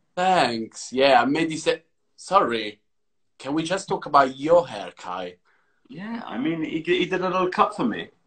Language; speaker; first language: English; non-native, fluent; Italian